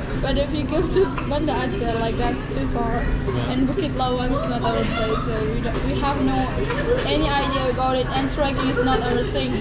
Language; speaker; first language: English; non-native, fluent; Indonesian